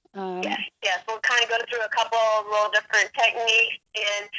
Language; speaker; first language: English; native; English